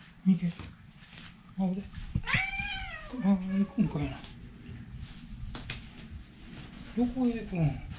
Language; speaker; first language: Japanese; native; Japanese